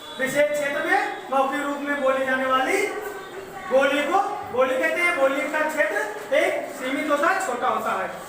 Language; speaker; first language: Hindi; native; Hindi